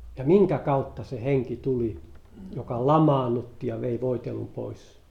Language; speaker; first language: Finnish; native; Finnish